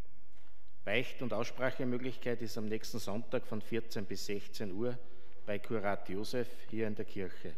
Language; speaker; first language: German; native; German